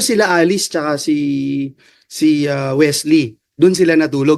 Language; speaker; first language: Filipino; native; Filipino